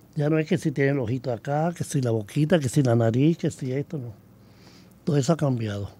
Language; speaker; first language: Spanish; native; Spanish